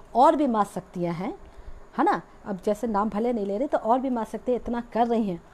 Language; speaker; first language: Hindi; native; Hindi